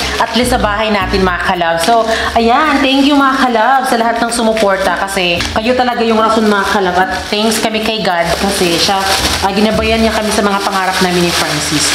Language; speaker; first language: Filipino; non-native, local second language; Cebuano